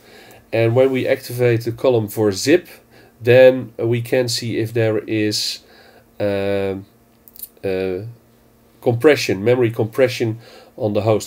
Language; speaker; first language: English; non-native, fluent; Dutch